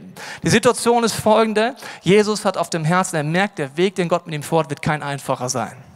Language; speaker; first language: German; native; German